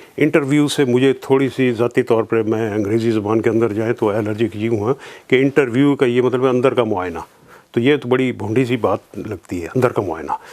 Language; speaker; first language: Urdu; non-native, local second language; Punjabi